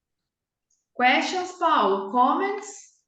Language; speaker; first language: English; non-native, fluent; Portuguese